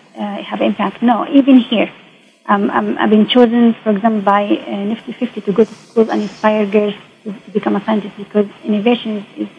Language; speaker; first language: English; non-native, fluent; Arabic